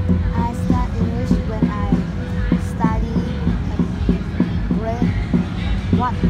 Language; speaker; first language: English; non-native, learner; Vietnamese